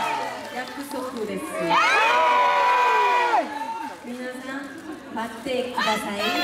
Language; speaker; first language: Japanese; non-native, learner; Korean